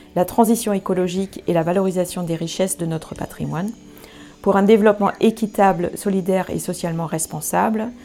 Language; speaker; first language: French; non-native, fluent; German